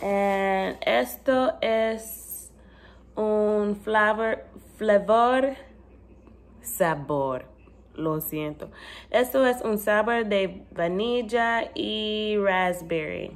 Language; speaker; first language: Spanish; non-native, learner; English